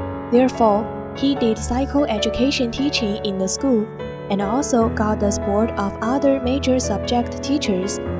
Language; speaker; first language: English; non-native, learner; Chinese